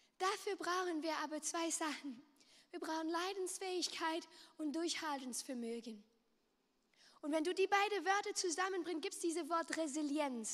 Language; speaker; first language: German; non-native, local second language; French